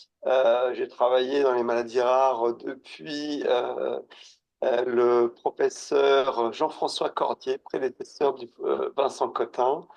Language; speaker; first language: French; native; French